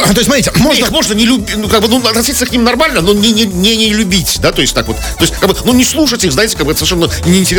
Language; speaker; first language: Russian; native; Russian